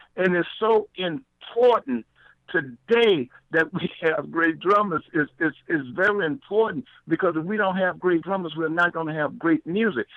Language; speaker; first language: English; native; English